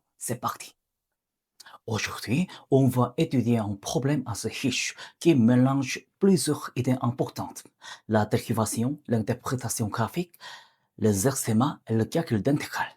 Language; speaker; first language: French; non-native, learner; Korean